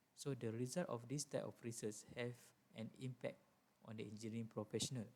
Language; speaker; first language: English; non-native, local second language; Malay